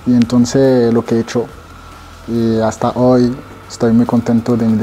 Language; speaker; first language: Spanish; non-native, fluent; French